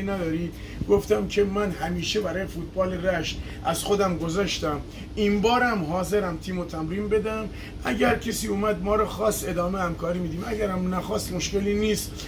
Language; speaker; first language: Persian; non-native, local second language; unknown